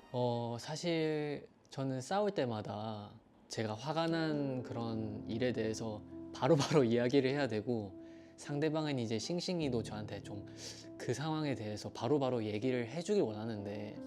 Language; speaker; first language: Korean; native; Korean